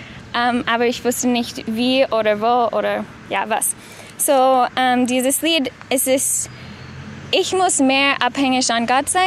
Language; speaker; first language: German; non-native, learner; English